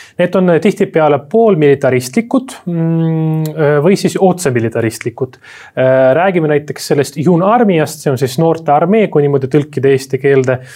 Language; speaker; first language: Estonian; non-native, local second language; Russian